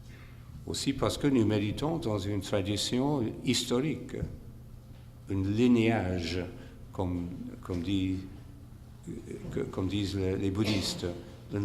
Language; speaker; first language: French; non-native, fluent; English